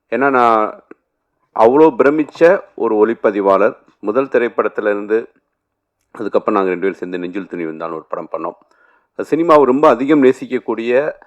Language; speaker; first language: Tamil; native; Tamil